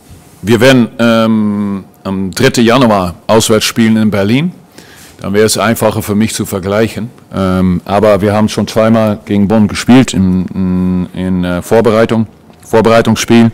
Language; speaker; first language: German; non-native, fluent; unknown